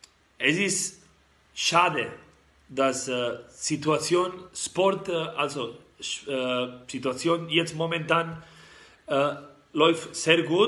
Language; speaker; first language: German; non-native, learner; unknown